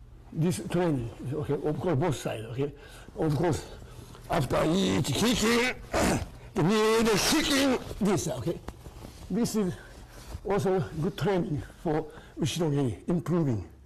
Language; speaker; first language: English; non-native, learner; Japanese